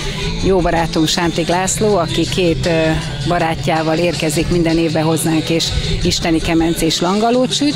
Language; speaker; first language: Hungarian; native; Hungarian